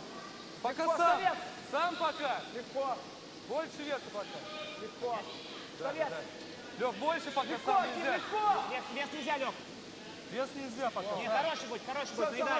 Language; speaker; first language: Russian; native; Russian